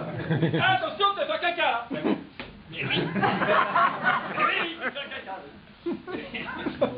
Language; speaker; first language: French; native; French